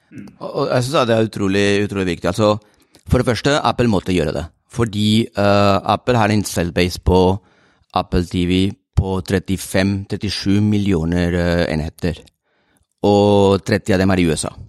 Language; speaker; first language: Norwegian; non-native, fluent; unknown